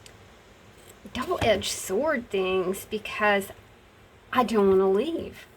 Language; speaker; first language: English; native; English